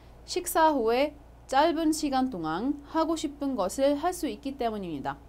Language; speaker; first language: Korean; non-native, fluent; Arabic